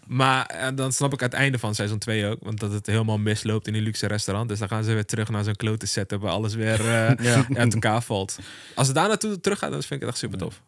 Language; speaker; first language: Dutch; early bilingual, other home language; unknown